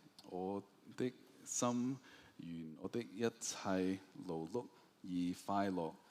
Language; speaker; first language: Cantonese; early bilingual, heritage; Cantonese